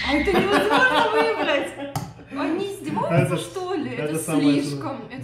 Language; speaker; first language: Russian; native; Russian